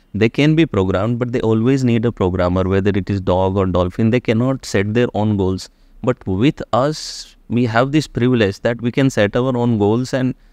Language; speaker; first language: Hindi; native; Hindi